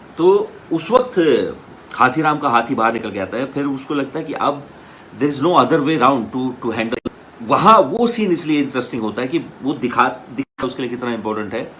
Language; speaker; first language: Hindi; native; Hindi